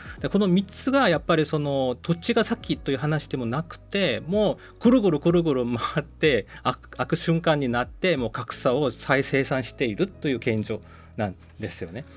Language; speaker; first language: Japanese; non-native, fluent; Korean